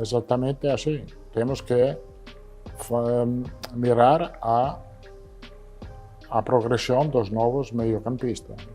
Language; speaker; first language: Portuguese; non-native, learner; Italian